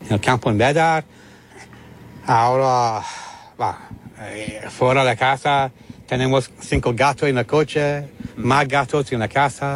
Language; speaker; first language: Spanish; non-native, learner; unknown